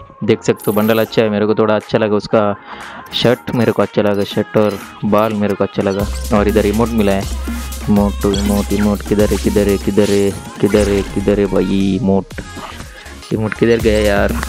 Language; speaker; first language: Hindi; non-native, local second language; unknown